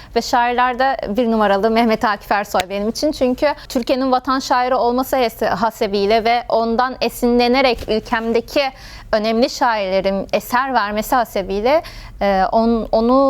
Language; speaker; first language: Turkish; non-native, fluent; Arabic